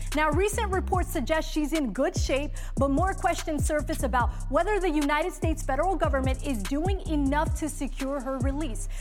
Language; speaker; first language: English; non-native, fluent; Somali